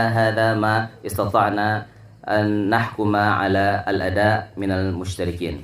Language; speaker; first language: Arabic; non-native, fluent; Indonesian